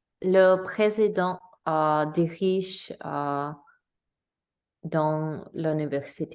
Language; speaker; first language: French; non-native, learner; English